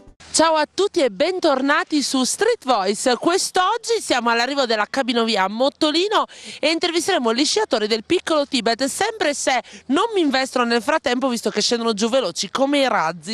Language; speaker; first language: Italian; native; Italian